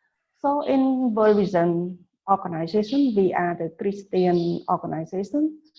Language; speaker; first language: English; non-native, fluent; Khmer